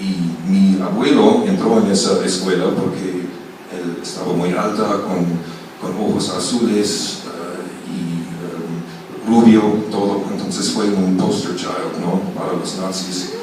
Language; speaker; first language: Spanish; non-native, fluent; German